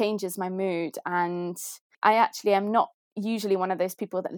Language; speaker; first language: English; native; English